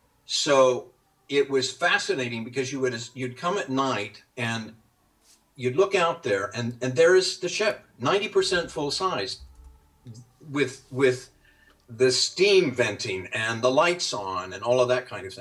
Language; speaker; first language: English; native; English